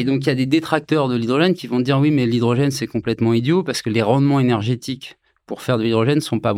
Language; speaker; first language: French; native; French